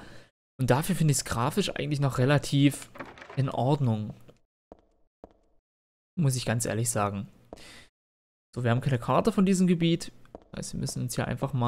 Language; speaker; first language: German; native; German